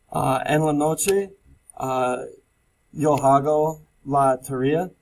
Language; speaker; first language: Spanish; non-native, learner; English